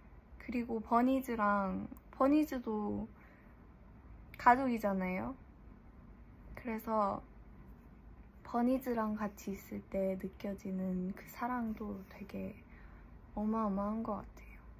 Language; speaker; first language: Korean; early bilingual, heritage; English